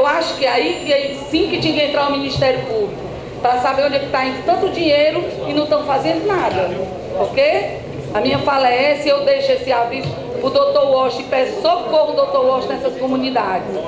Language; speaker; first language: Portuguese; native; Portuguese